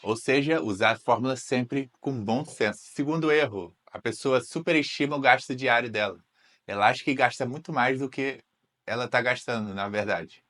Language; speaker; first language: Portuguese; native; Portuguese